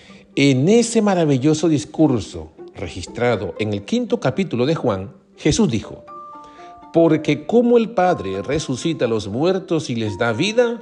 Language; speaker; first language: Spanish; native; Spanish